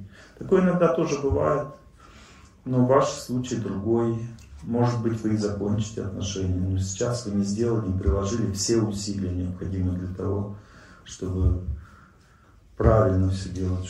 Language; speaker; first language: Russian; native; Russian